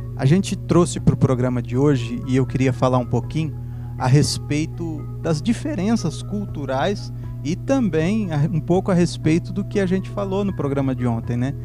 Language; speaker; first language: Portuguese; native; Portuguese